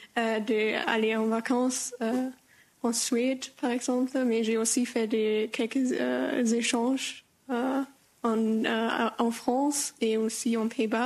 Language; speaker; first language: French; non-native, learner; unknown